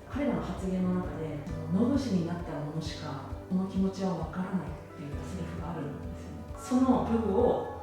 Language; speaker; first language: Japanese; native; Japanese